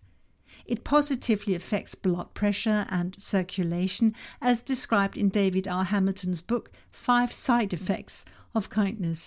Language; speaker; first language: English; non-native, fluent; Danish